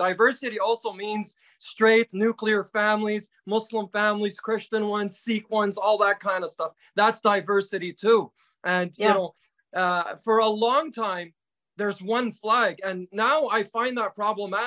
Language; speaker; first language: English; native; English